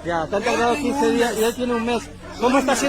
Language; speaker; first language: Spanish; native; Spanish